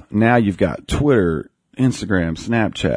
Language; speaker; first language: English; native; English